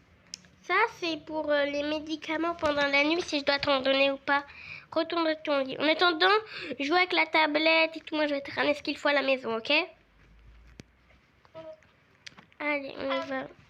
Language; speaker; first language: French; native; French